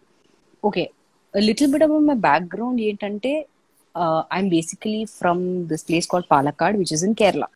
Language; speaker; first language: Telugu; non-native, fluent; Malayalam